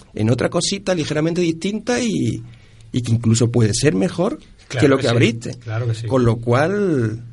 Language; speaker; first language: Spanish; native; Spanish